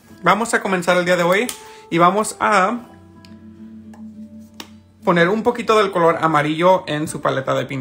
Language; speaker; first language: Spanish; early bilingual, heritage; Spanish